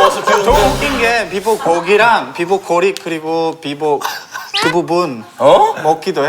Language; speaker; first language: Korean; non-native, fluent; Polish